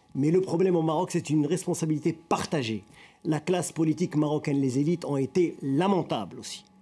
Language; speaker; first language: French; non-native, local second language; Arabic